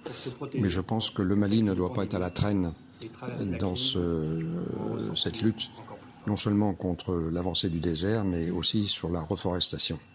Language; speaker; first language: French; native; French